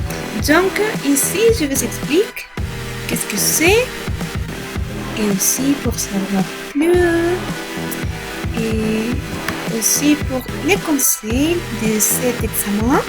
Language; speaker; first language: French; non-native, learner; Spanish